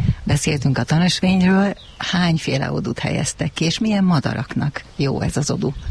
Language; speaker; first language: Hungarian; native; Hungarian